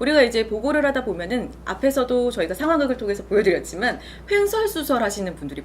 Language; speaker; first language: Korean; native; Korean